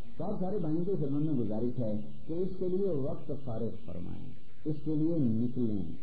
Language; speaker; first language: Urdu; non-native, local second language; Punjabi